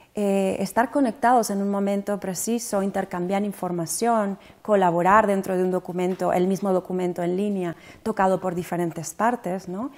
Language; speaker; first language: Spanish; native; Spanish